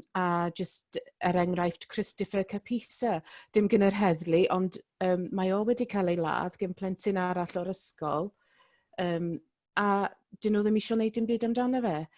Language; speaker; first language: Welsh; non-native, local second language; English